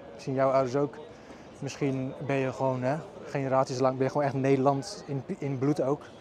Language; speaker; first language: Dutch; early bilingual, other home language; Bosnian